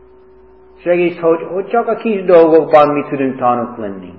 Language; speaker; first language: Hungarian; non-native, fluent; English